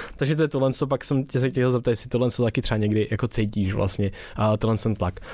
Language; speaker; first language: Czech; native; Czech